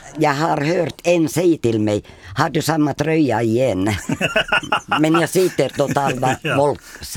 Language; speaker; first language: Swedish; non-native, fluent; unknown